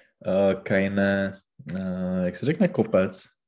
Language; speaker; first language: German; non-native, learner; Czech